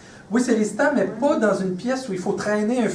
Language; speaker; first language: French; native; French